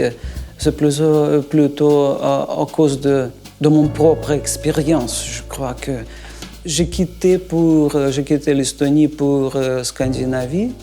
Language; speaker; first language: French; non-native, learner; Russian